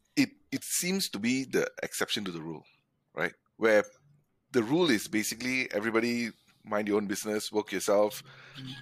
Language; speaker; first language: English; non-native, local second language; Tamil